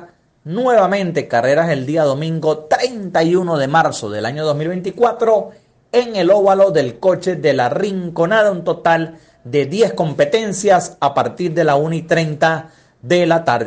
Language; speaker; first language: Spanish; native; Spanish